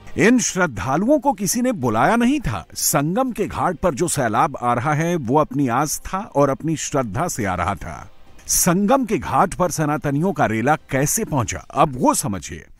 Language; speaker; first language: Hindi; native; Hindi